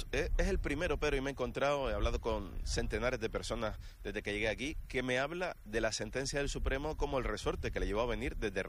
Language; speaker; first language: Spanish; native; Spanish